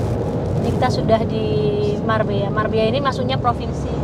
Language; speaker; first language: Indonesian; native; Indonesian